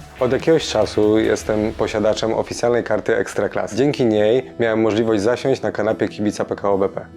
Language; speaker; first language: Polish; native; Polish